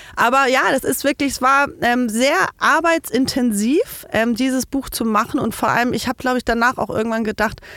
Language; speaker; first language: German; native; German